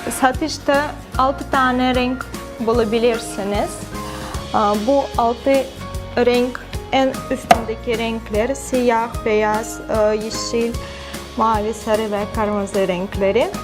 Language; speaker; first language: Turkish; non-native, fluent; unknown